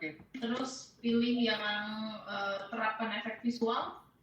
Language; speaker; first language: Indonesian; native; Indonesian